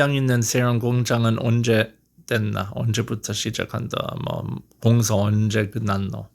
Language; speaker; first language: Korean; non-native, learner; English